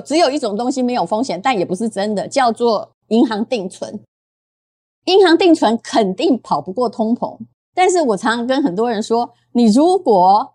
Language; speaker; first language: Chinese; native; Chinese